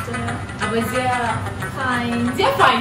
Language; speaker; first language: German; non-native, learner; Malay